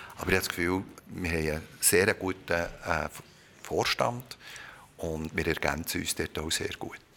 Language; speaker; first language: German; early bilingual, other home language; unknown